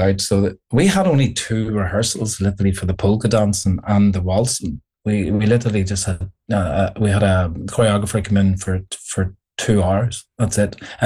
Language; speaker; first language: English; native; English